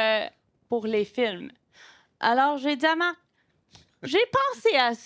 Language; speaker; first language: French; non-native, local second language; English